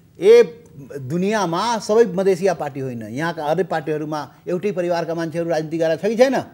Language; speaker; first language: Nepali; non-native, local second language; Maithili